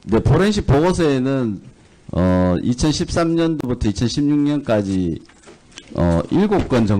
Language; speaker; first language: Korean; native; Korean